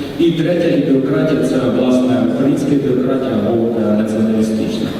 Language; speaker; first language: Ukrainian; native; Ukrainian